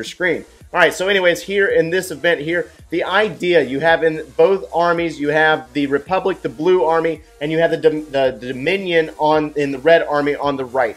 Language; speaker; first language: English; native; English